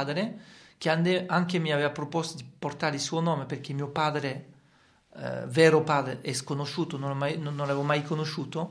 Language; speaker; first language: Italian; non-native, fluent; French